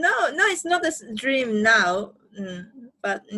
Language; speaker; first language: English; non-native, learner; Japanese